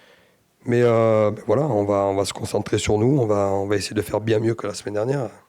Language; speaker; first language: French; native; French